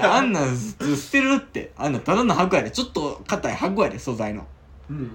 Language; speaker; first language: Japanese; native; Japanese